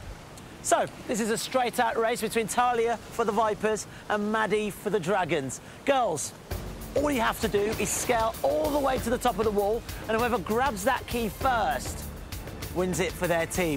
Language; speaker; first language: English; native; English